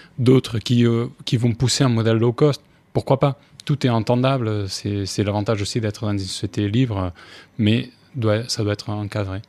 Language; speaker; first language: French; non-native, fluent; Spanish